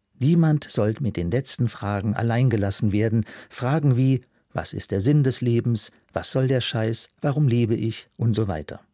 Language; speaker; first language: German; native; German